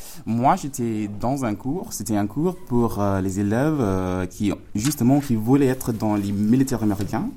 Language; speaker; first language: French; non-native, fluent; English